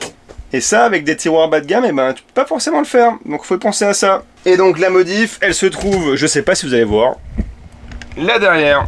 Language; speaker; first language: French; native; French